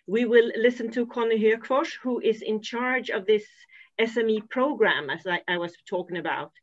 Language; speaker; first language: English; non-native, fluent; Swedish